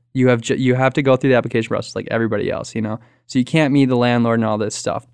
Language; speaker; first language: English; native; English